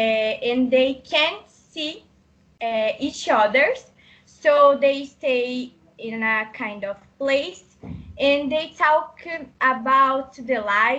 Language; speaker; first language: English; non-native, learner; Portuguese